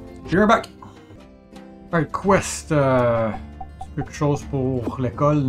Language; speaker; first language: French; native; French